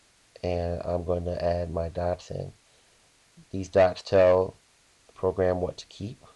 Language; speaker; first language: English; native; English